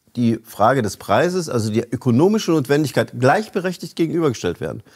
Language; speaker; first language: German; native; German